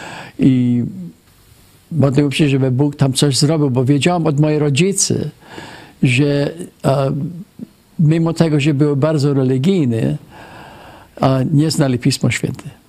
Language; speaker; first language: Polish; non-native, fluent; English